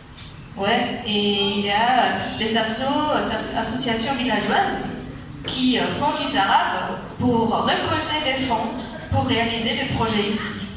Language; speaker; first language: French; non-native, fluent; German